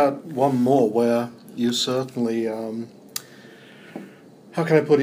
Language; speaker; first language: English; native; English